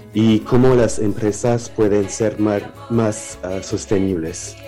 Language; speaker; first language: Spanish; non-native, learner; French